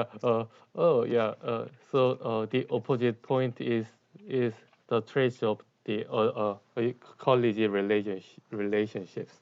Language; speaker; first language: English; non-native, learner; Korean